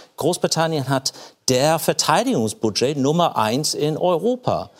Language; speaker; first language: German; non-native, fluent; English